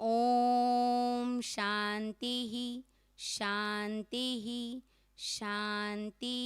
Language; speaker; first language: Gujarati; non-native, local second language; Kachhi